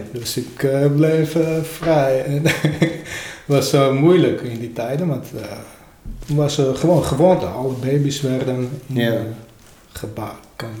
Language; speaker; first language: Dutch; non-native, learner; Armenian